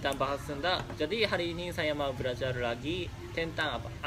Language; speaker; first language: Indonesian; non-native, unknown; Japanese